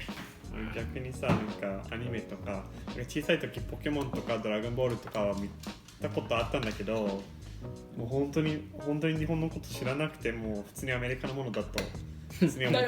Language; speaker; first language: Japanese; non-native, fluent; English